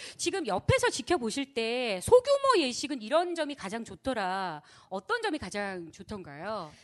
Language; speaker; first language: Korean; native; Korean